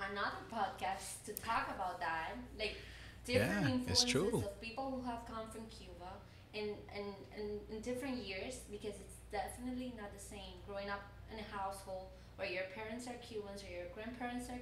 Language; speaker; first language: English; non-native, fluent; Spanish